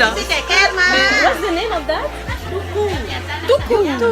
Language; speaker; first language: French; native; French